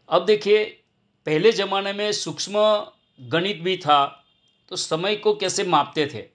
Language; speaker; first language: Hindi; non-native, local second language; Gujarati